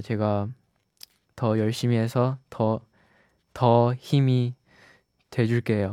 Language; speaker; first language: Korean; non-native, learner; Chinese